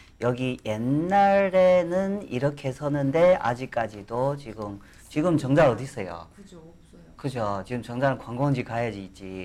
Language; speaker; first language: Korean; non-native, fluent; Chinese